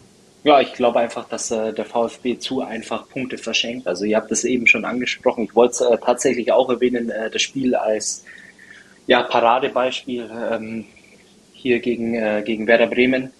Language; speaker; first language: German; native; German